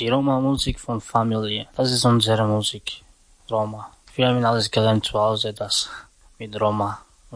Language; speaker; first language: German; non-native, learner; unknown